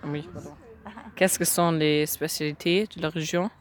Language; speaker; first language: French; non-native, learner; German